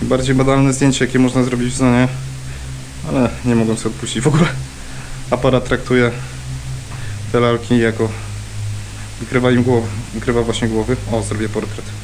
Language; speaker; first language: Polish; native; Polish